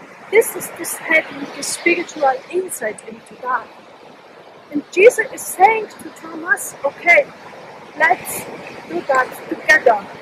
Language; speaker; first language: English; non-native, fluent; Polish